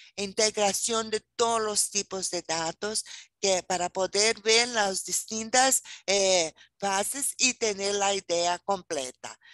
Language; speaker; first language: Spanish; non-native, fluent; Portuguese